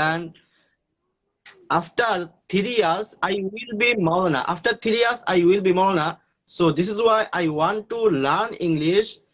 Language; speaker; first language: English; non-native, learner; Bangla